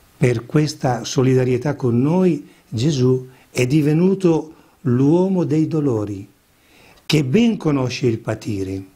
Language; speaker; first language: Italian; native; Italian